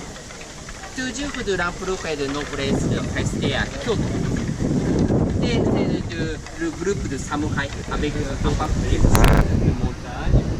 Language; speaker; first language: French; non-native, learner; Japanese